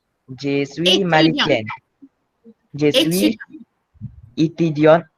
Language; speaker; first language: French; non-native, learner; Malay